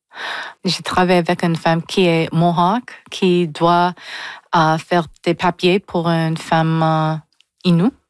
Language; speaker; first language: French; non-native, local second language; English